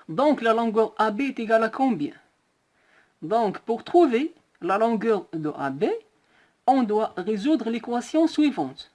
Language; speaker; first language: French; non-native, local second language; Arabic